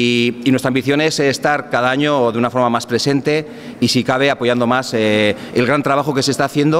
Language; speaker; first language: Spanish; native; Spanish